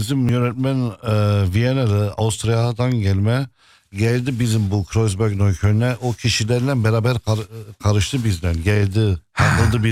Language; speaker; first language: Turkish; non-native, fluent; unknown